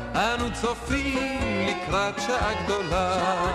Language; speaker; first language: Hebrew; non-native, fluent; French